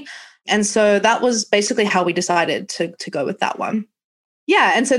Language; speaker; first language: English; native; English